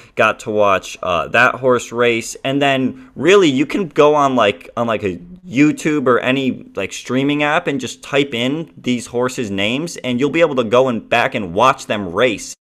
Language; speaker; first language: English; native; English